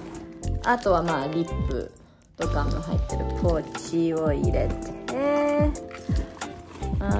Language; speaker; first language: Japanese; early bilingual, heritage; English